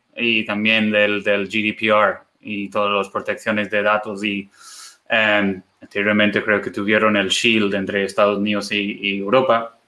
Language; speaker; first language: Spanish; non-native, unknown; English